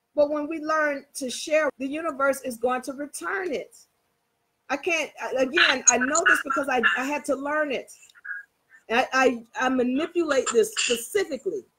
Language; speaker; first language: English; native; English